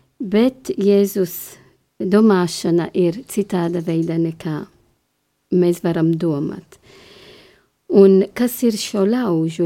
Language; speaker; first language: Latvian; non-native, learner; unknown